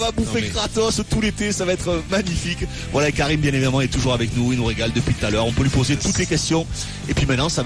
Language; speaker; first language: French; native; French